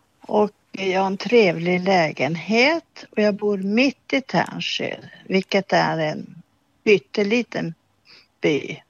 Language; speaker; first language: Swedish; native; Swedish